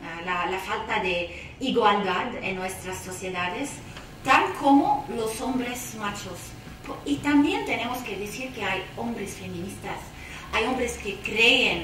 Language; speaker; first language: Spanish; non-native, fluent; Arabic